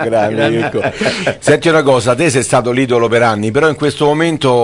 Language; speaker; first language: Italian; native; Italian